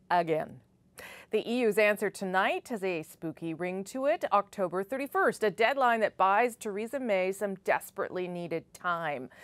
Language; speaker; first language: English; native; English